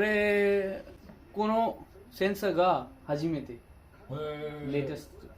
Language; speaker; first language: Japanese; non-native, learner; Urdu